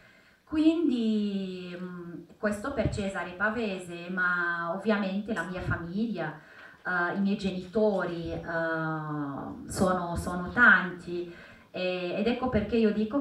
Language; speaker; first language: Italian; non-native, fluent; Arabic